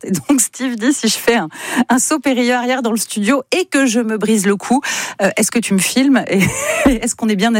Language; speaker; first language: French; native; French